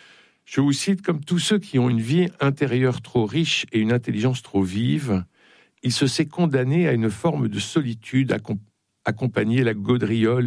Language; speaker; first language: French; native; French